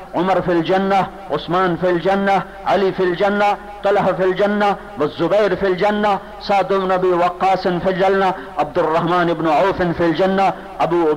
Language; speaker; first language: Urdu; non-native, local second language; Punjabi